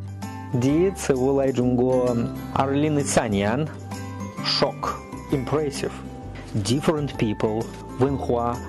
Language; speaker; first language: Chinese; non-native, learner; Russian